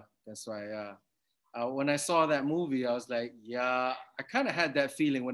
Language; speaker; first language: English; native; English